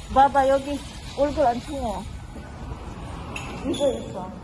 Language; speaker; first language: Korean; non-native, learner; Filipino